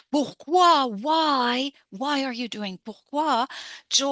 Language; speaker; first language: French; non-native, fluent; English